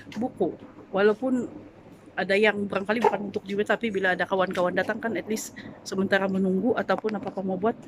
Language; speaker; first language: Malay; non-native, local second language; Central Dusun